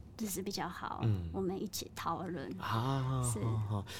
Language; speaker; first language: Chinese; non-native, learner; Japanese